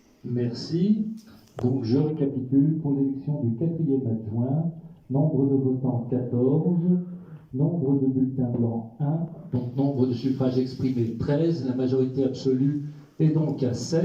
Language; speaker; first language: French; native; French